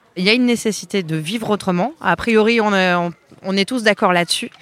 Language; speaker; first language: French; native; French